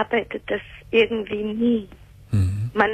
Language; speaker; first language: German; early bilingual, other home language; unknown